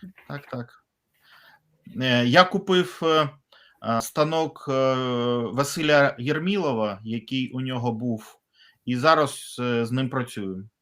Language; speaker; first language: Ukrainian; non-native, fluent; Russian